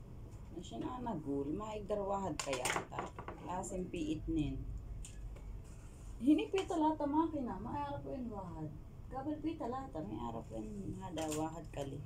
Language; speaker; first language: Arabic; non-native, learner; Filipino